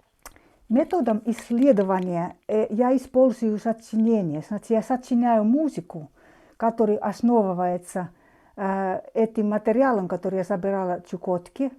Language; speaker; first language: Russian; non-native, fluent; Finnish